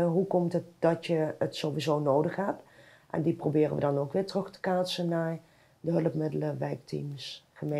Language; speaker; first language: Dutch; native; Dutch